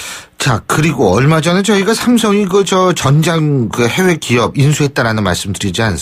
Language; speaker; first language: Korean; native; Korean